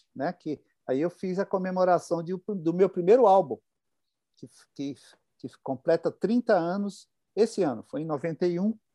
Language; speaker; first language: Portuguese; native; Portuguese